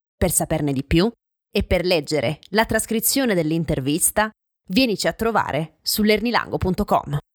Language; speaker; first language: Italian; native; Italian